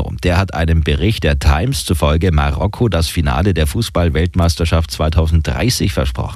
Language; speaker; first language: German; native; German